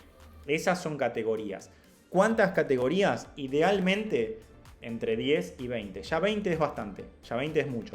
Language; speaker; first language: Spanish; native; Spanish